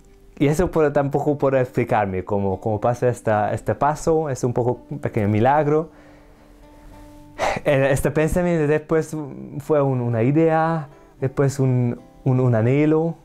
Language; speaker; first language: Spanish; non-native, learner; Hungarian